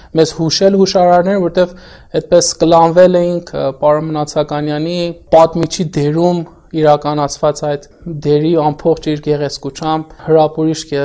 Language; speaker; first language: Armenian; early bilingual, heritage; Armenian